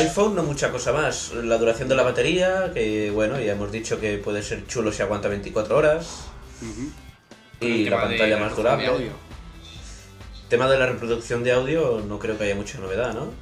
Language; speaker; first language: Spanish; native; Spanish